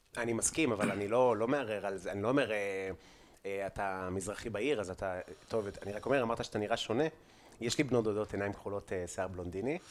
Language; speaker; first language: Hebrew; native; Hebrew